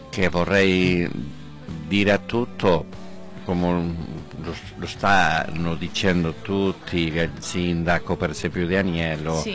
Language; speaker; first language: Italian; non-native, learner; Spanish